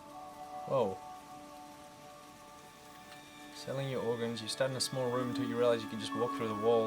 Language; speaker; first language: English; native; English